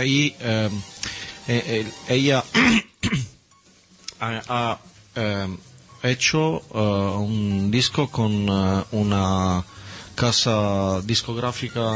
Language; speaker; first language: Spanish; non-native, learner; Italian